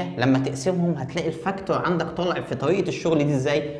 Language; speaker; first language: Arabic; native; Arabic